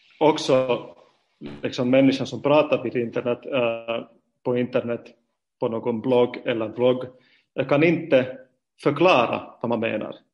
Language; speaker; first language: Swedish; non-native, fluent; Finnish